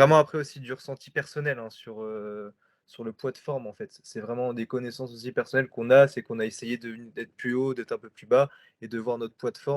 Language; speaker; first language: French; native; French